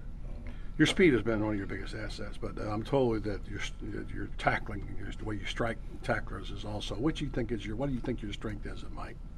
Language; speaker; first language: English; native; English